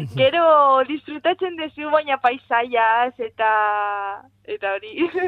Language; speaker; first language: Basque; non-native, local second language; Spanish